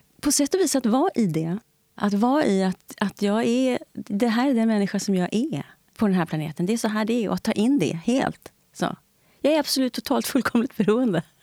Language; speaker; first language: Swedish; native; Swedish